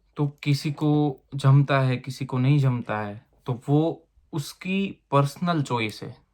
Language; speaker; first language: Hindi; non-native, local second language; Gujarati